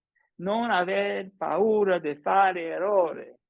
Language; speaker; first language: Italian; non-native, fluent; English